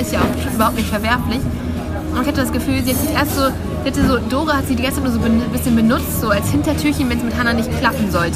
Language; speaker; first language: German; native; German